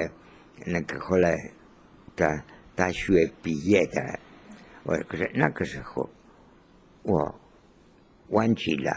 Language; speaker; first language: Chinese; non-native, learner; Spanish